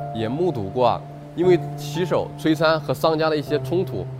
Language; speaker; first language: Chinese; native; Chinese